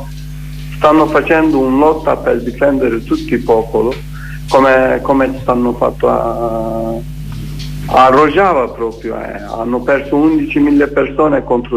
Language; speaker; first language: Italian; non-native, learner; Kurdish